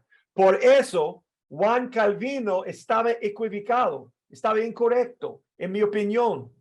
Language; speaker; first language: Spanish; non-native, fluent; English